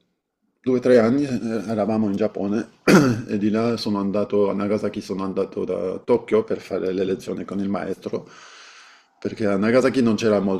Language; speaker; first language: Italian; non-native, fluent; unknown